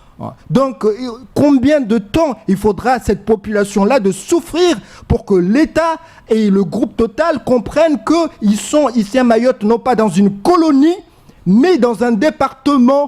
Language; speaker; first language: French; non-native, local second language; Comorian